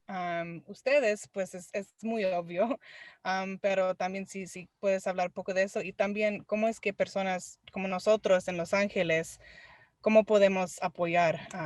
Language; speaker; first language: Spanish; early bilingual, heritage; Spanish